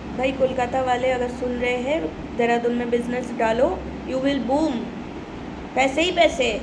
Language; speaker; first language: Hindi; non-native, local second language; Bangla